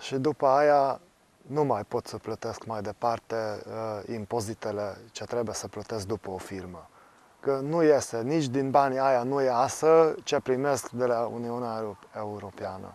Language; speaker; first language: Romanian; non-native, local second language; Hungarian